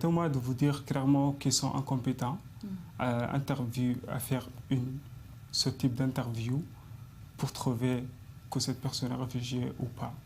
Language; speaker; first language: French; non-native, fluent; Arabic